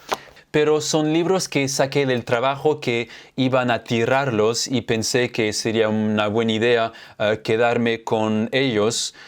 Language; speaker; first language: Spanish; non-native, fluent; French